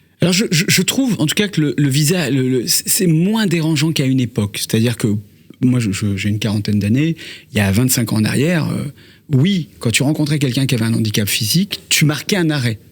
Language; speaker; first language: French; native; French